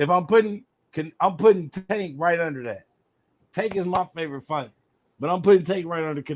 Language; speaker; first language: English; native; English